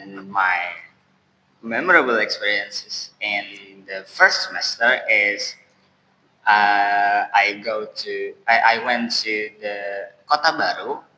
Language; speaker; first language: English; non-native, learner; Indonesian